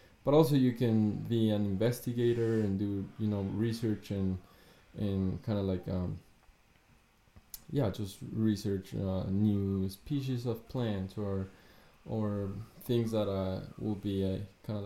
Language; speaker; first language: English; non-native, fluent; Spanish